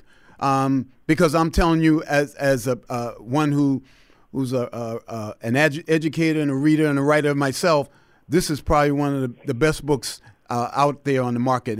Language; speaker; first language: English; native; English